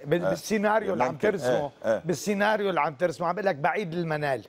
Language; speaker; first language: Arabic; native; Arabic